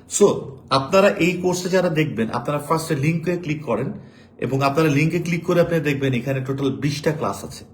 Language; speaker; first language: Bangla; native; Bangla